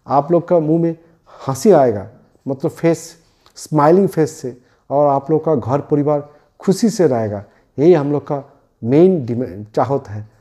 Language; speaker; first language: Hindi; non-native, local second language; Bangla